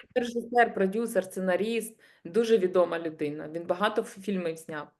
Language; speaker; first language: Ukrainian; non-native, local second language; Russian